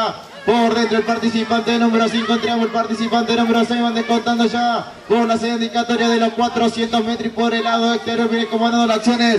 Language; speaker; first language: Spanish; native; Spanish